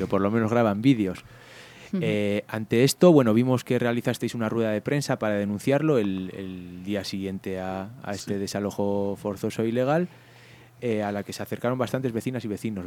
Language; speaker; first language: Spanish; native; Spanish